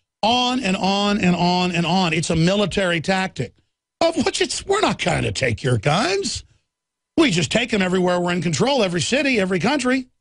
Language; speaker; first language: English; native; English